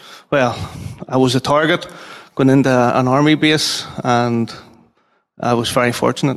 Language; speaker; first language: English; native; English